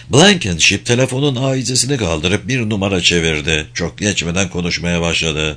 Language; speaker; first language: Turkish; native; Turkish